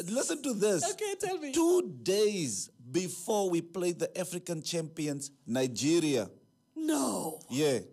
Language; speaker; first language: English; non-native, local second language; Afrikaans